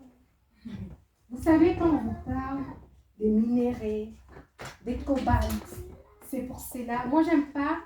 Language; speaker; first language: French; non-native, local second language; Lingala